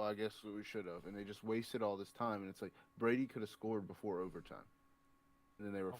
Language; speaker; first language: English; native; English